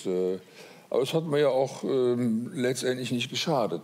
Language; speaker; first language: German; native; German